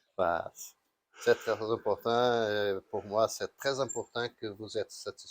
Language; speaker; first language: French; non-native, learner; Portuguese